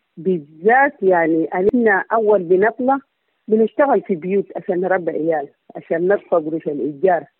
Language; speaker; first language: Arabic; non-native, local second language; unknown